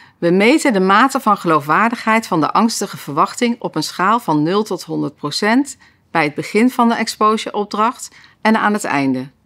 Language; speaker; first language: Dutch; native; Dutch